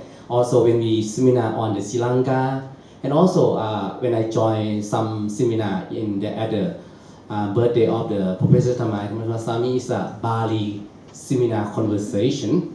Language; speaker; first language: English; non-native, learner; Burmese